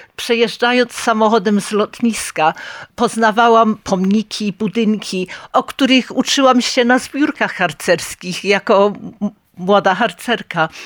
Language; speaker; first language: Polish; early bilingual, heritage; Polish